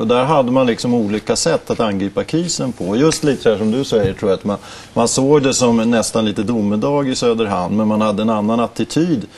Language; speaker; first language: Swedish; native; Swedish